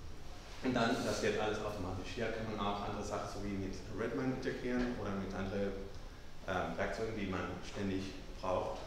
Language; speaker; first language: German; non-native, fluent; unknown